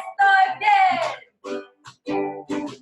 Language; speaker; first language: Spanish; non-native, learner; English